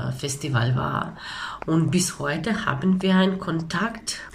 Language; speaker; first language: German; non-native, learner; Ukrainian